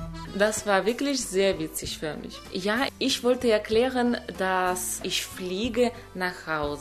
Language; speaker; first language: German; non-native, learner; Ukrainian